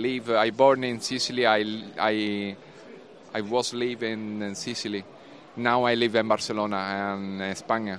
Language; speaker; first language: English; non-native, learner; Italian